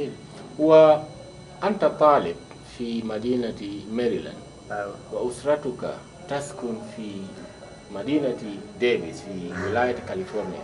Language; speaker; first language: Arabic; non-native, fluent; Wolof